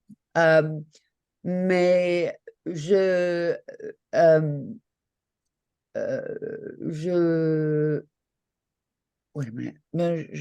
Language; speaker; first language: French; non-native, learner; English